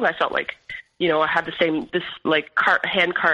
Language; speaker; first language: English; native; English